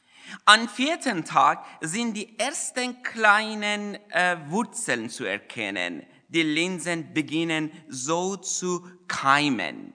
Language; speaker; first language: German; non-native, fluent; Persian